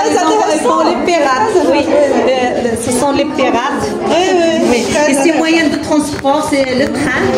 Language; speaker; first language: French; non-native, local second language; Arabic